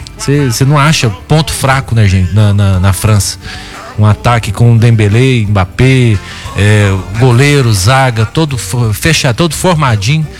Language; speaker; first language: Portuguese; native; Portuguese